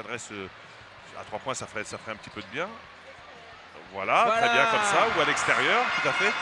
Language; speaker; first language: French; native; French